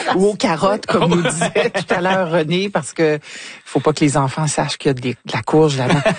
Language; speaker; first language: French; native; French